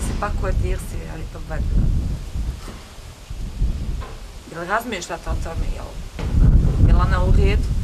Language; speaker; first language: French; non-native, fluent; Bosnian